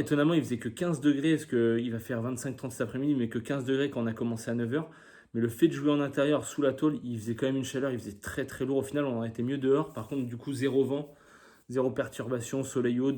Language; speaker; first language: French; native; French